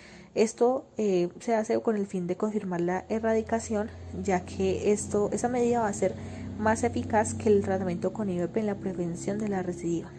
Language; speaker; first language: Spanish; native; Spanish